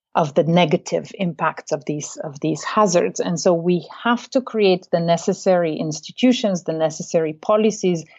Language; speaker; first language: English; non-native, fluent; Bulgarian